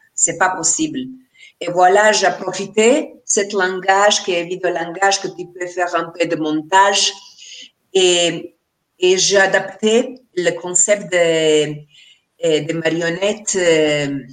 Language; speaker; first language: French; non-native, learner; Spanish